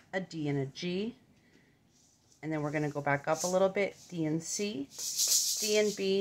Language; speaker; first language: English; native; English